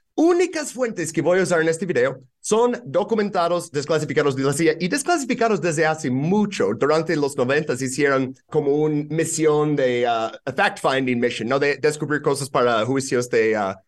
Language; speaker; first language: Spanish; non-native, fluent; English